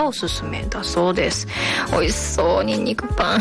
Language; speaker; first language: Japanese; native; Japanese